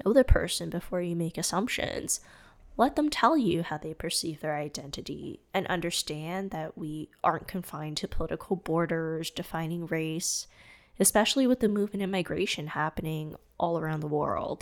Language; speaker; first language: English; non-native, fluent; Cantonese